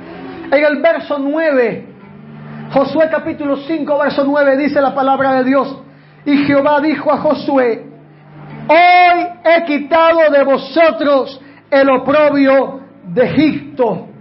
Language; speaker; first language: Spanish; native; Spanish